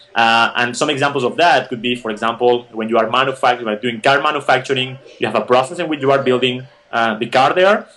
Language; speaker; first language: English; non-native, fluent; Spanish